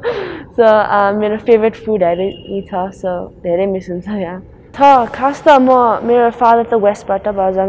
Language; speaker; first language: Nepali; early bilingual, heritage; Nepali